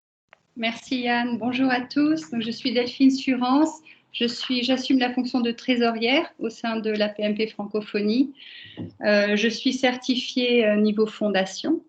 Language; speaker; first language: French; native; French